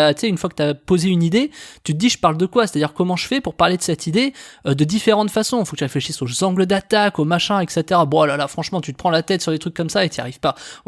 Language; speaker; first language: French; native; French